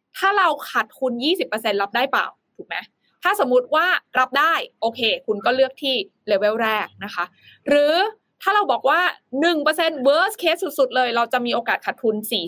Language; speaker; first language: Thai; native; Thai